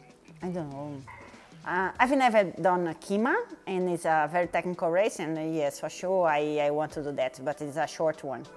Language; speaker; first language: English; non-native, fluent; Portuguese